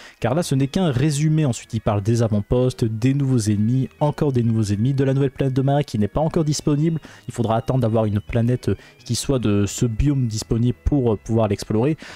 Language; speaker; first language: French; native; French